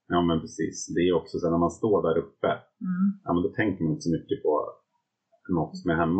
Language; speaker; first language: Swedish; native; Swedish